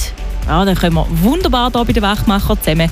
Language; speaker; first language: German; native; German